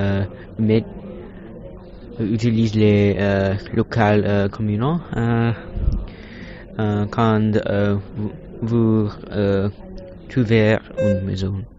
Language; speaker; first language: French; non-native, learner; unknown